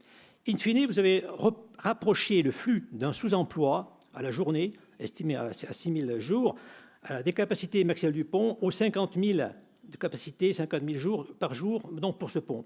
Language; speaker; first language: French; native; French